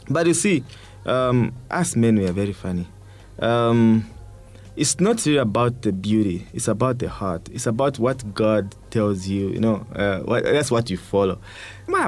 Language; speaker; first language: English; non-native, local second language; Bemba